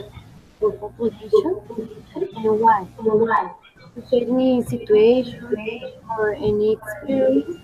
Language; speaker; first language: English; non-native, fluent; Spanish